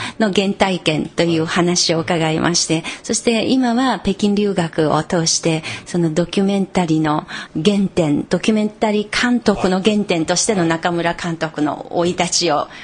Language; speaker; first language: Japanese; non-native, fluent; Chinese